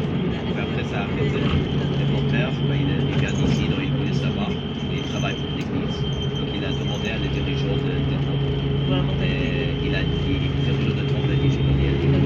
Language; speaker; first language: French; early bilingual, heritage; English